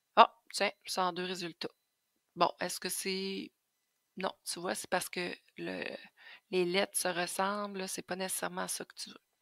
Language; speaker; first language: French; native; French